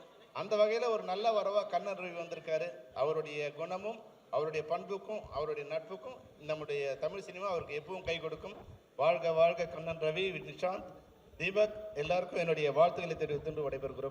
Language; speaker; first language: Tamil; native; Tamil